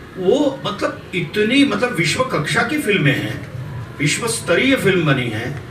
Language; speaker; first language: Hindi; native; Hindi